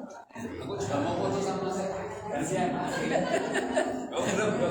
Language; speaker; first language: Indonesian; native; Indonesian